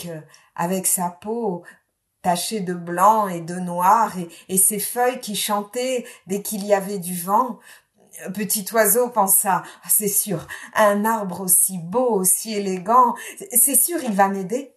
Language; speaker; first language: French; native; French